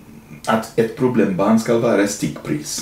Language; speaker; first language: Norwegian; non-native, fluent; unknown